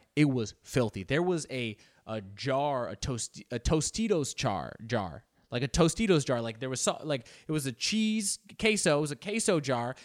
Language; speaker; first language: English; early bilingual, other home language; Spanish